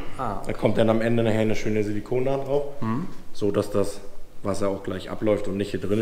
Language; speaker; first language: German; native; German